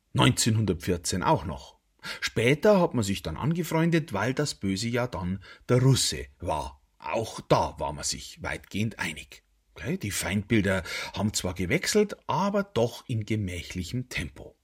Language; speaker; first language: German; native; German